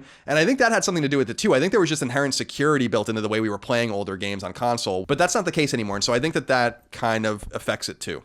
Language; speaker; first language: English; native; English